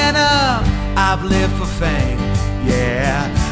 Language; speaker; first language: English; native; English